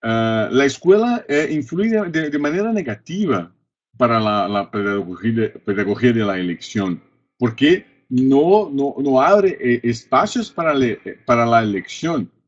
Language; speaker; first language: Spanish; non-native, fluent; Portuguese